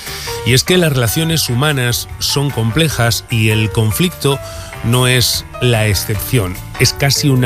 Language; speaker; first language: Spanish; native; Spanish